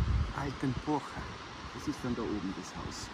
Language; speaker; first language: German; native; German